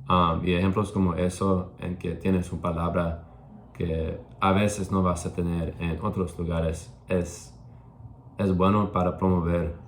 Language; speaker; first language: Spanish; non-native, learner; English